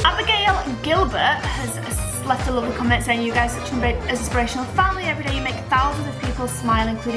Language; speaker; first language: English; native; English